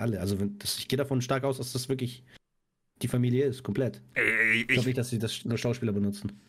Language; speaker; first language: German; native; German